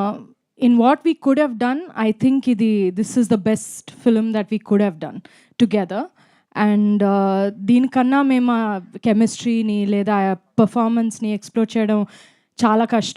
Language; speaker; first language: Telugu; non-native, fluent; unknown